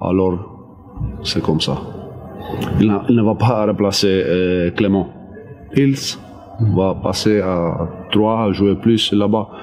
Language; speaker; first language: French; non-native, learner; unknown